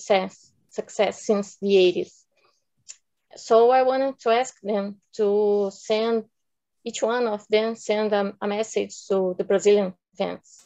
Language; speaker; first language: English; non-native, fluent; Portuguese